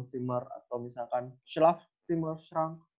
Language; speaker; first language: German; non-native, fluent; Indonesian